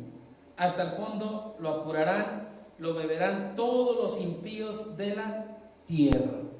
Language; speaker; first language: Spanish; native; Spanish